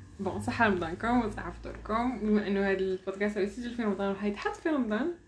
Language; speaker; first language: Arabic; native; Arabic